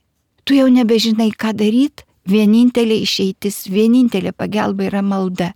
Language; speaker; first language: Lithuanian; native; Lithuanian